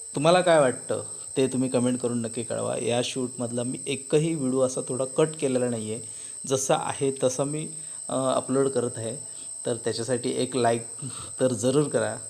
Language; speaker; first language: Marathi; native; Marathi